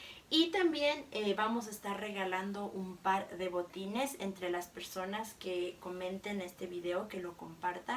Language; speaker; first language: Spanish; native; Spanish